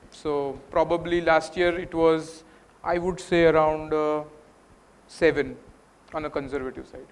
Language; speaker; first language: English; non-native, local second language; Gujarati